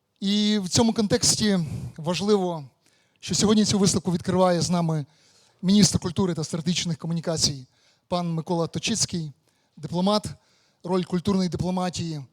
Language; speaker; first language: Ukrainian; native; Ukrainian